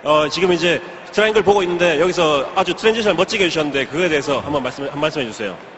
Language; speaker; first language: Korean; native; Korean